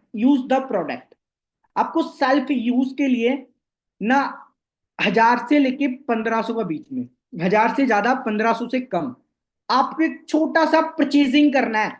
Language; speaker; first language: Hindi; non-native, local second language; Bangla